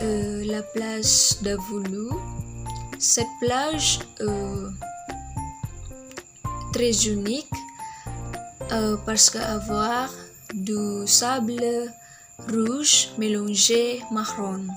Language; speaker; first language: French; non-native, learner; Indonesian